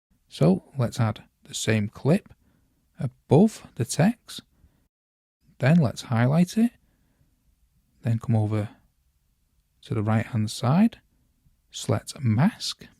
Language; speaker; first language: English; native; English